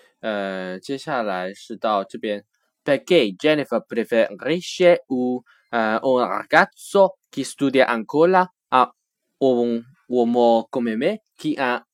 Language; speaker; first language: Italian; non-native, fluent; Chinese